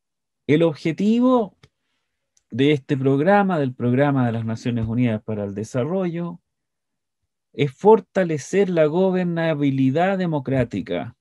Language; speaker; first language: Spanish; native; Spanish